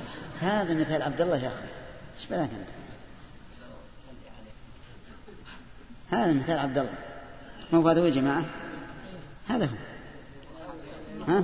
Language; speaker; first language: Arabic; native; Arabic